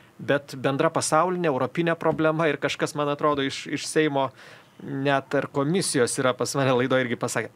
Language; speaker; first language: Lithuanian; native; Lithuanian